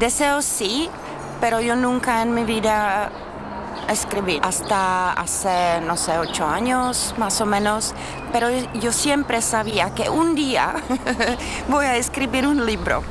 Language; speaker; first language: Spanish; non-native, fluent; Czech